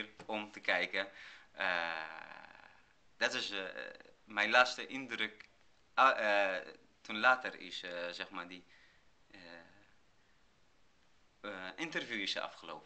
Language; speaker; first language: Dutch; non-native, learner; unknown